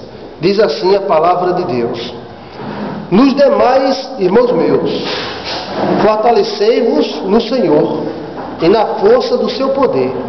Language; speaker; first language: Portuguese; native; Portuguese